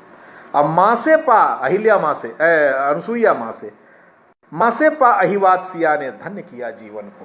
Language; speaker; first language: Hindi; native; Hindi